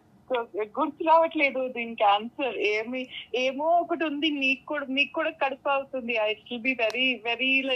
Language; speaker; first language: Telugu; non-native, fluent; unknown